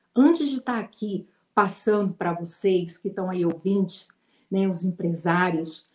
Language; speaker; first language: Portuguese; native; Portuguese